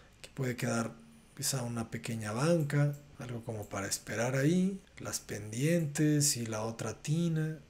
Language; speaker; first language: Spanish; native; Spanish